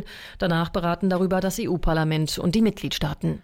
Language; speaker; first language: German; native; German